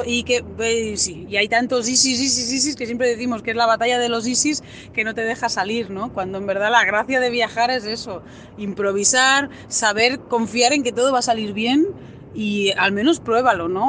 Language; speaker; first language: Spanish; native; Spanish